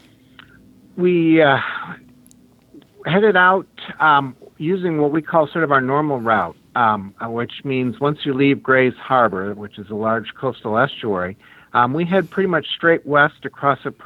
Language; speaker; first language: English; native; English